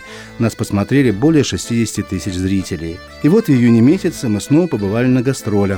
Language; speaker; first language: Russian; native; Russian